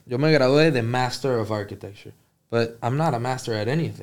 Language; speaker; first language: English; early bilingual, other home language; Spanish